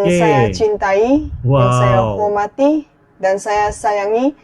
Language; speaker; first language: Indonesian; non-native, fluent; Chinese